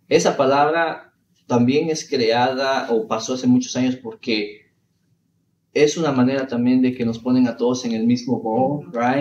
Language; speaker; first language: Spanish; early bilingual, heritage; Spanish